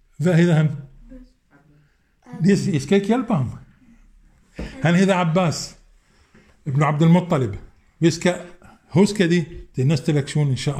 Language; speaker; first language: Danish; non-native, fluent; Arabic